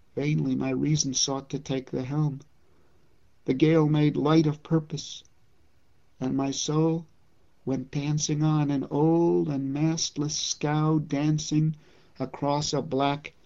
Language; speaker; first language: English; native; English